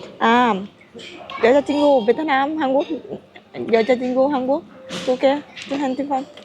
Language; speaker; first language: Korean; non-native, learner; Vietnamese